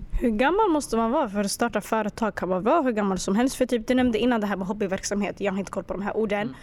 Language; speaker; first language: Swedish; early bilingual, other home language; Arabic